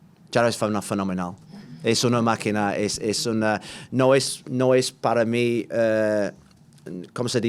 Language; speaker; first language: Spanish; non-native, learner; English